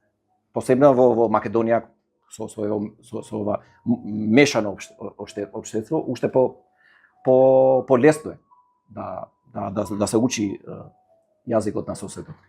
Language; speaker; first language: Macedonian; non-native, fluent; Albanian